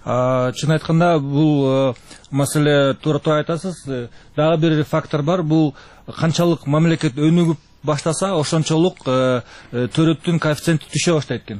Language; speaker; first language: Kyrgyz; native; Kyrgyz